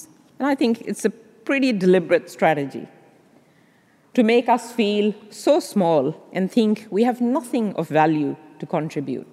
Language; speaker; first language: English; non-native, local second language; Urdu